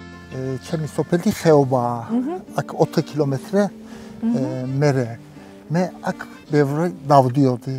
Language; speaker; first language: Georgian; early bilingual, heritage; Georgian